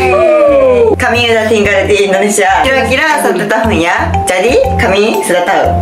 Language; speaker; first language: Indonesian; non-native, learner; Japanese